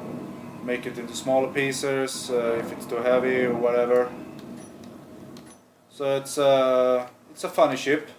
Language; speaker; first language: English; non-native, fluent; Swedish